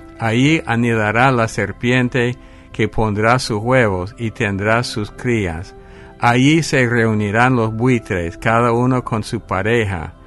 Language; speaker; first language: Spanish; non-native, fluent; English